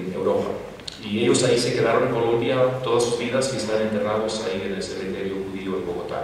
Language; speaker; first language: Spanish; non-native, fluent; English